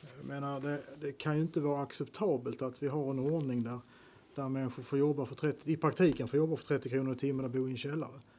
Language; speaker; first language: Swedish; native; Swedish